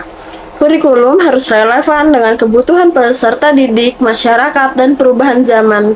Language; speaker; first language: Indonesian; native; Indonesian